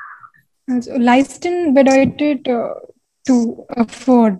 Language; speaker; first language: German; non-native, learner; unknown